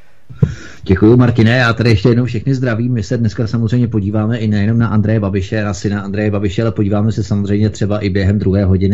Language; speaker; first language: Czech; native; Czech